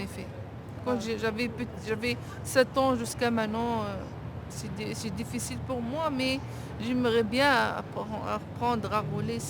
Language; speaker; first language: French; non-native, learner; Arabic